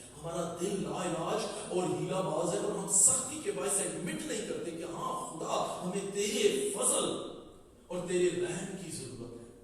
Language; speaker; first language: Urdu; non-native, local second language; Punjabi